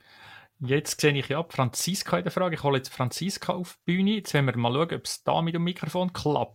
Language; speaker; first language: German; native; German